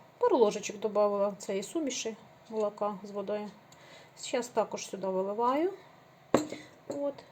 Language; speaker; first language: Ukrainian; native; Ukrainian